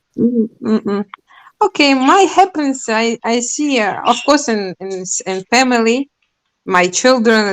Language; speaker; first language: English; non-native, learner; Russian